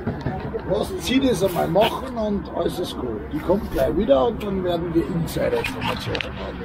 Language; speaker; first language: German; native; German